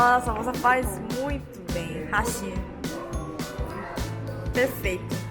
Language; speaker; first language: Portuguese; non-native, fluent; Korean